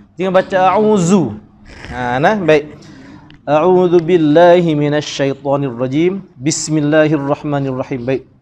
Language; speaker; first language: Malay; native; Malay